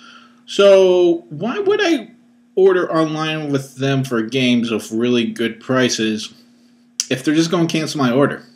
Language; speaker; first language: English; native; English